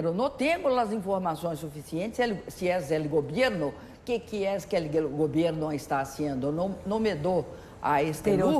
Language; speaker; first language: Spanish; non-native, learner; Portuguese